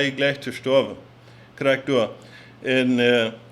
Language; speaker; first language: German; non-native, learner; English